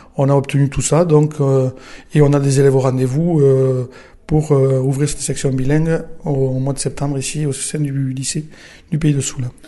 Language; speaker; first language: French; non-native, local second language; Occitan